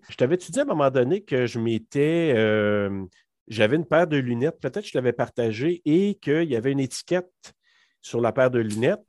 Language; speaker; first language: French; native; French